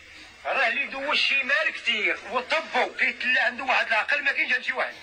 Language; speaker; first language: Arabic; native; Arabic